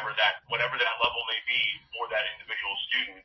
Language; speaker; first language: English; native; English